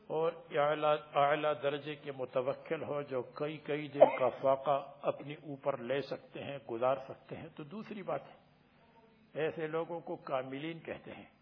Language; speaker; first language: Urdu; native; Urdu